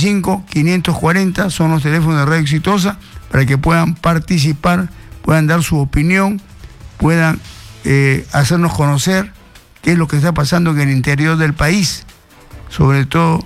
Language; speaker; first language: Spanish; native; Spanish